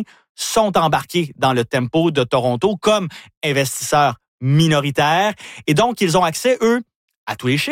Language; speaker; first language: French; native; French